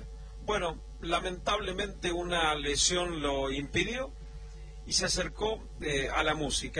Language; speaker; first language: Spanish; native; Spanish